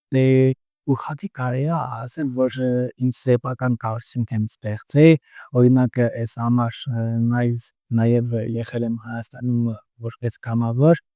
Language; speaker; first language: Armenian; early bilingual, heritage; Armenian